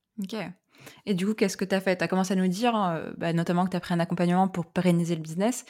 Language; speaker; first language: French; native; French